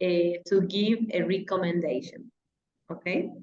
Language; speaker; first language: English; non-native, fluent; Spanish